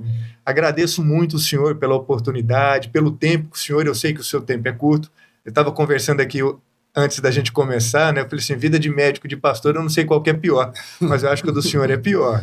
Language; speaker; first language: Portuguese; native; Portuguese